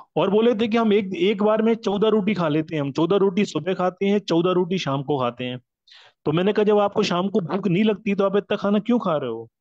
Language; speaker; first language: Hindi; non-native, local second language; Marathi